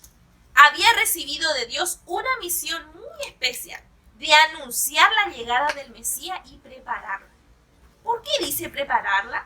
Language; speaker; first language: Spanish; native; Spanish